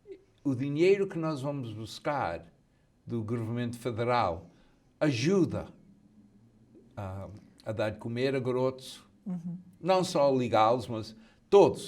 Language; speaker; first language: Portuguese; early bilingual, heritage; Portuguese